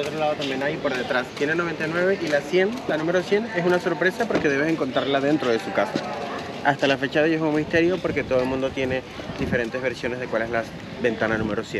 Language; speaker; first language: Spanish; native; Spanish